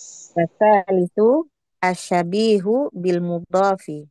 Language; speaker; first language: Arabic; non-native, learner; Indonesian